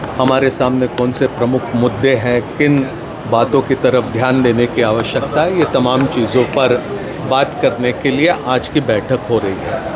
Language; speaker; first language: Hindi; non-native, local second language; Marathi